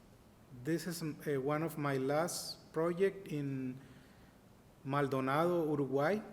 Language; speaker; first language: English; non-native, learner; Spanish